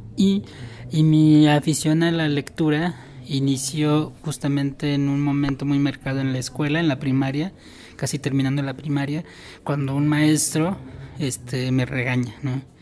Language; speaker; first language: Spanish; non-native, local second language; Tzotzil